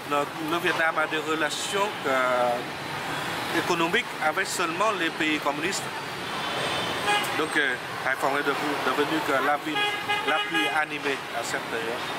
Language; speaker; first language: French; non-native, fluent; Vietnamese